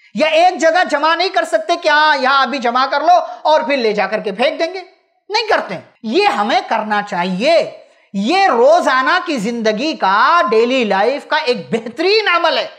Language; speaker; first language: Hindi; native; Hindi